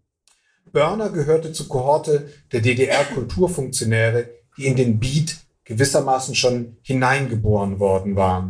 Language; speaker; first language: German; native; German